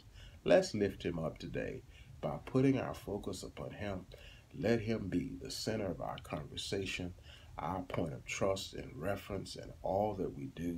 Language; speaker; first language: English; native; English